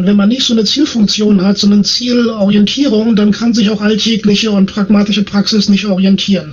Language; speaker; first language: German; native; German